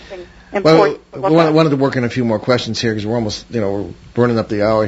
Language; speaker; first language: English; native; English